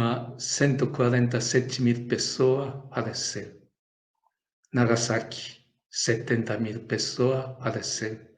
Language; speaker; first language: Portuguese; non-native, learner; Japanese